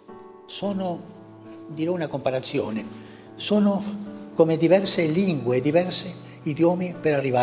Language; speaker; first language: Italian; non-native, fluent; Spanish